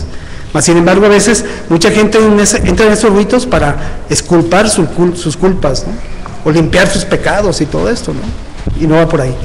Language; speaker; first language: Spanish; native; Spanish